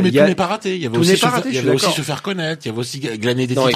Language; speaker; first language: French; native; French